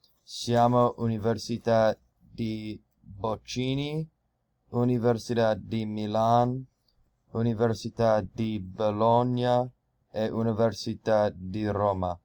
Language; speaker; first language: Italian; non-native, learner; English